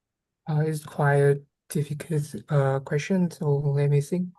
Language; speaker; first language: English; non-native, learner; Vietnamese